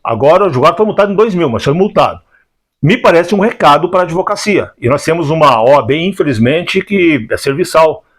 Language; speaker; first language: Portuguese; native; Portuguese